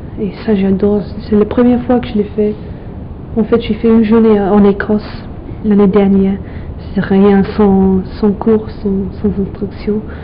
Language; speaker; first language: French; non-native, fluent; English